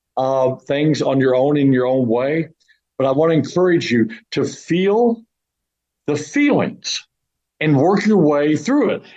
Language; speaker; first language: English; native; English